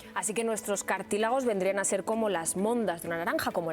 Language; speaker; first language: Spanish; native; Spanish